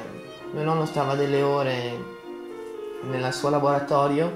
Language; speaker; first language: Italian; native; Italian